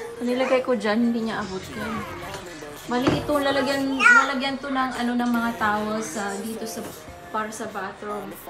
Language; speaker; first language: Filipino; native; Filipino